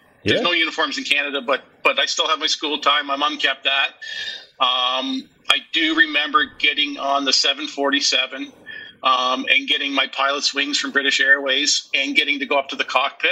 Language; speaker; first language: English; native; English